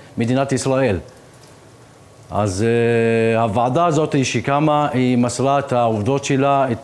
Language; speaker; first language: Hebrew; non-native, local second language; Arabic